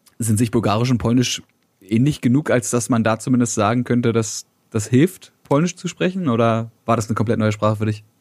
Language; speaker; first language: German; native; German